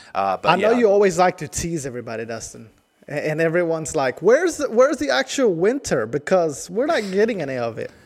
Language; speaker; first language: English; non-native, fluent; Spanish